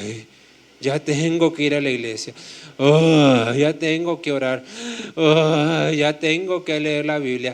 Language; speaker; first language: Spanish; native; Spanish